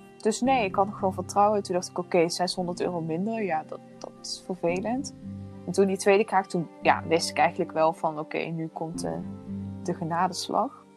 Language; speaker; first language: Dutch; native; Dutch